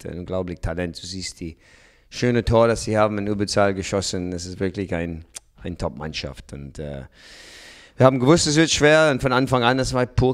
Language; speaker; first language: German; non-native, fluent; English